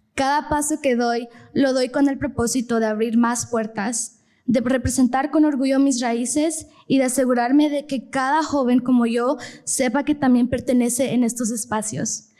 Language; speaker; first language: Spanish; early bilingual, heritage; Spanish